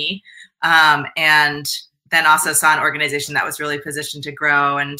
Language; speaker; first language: English; native; English